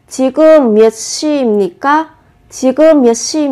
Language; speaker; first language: Korean; non-native, fluent; Vietnamese